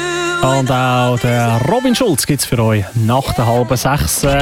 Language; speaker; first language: German; native; German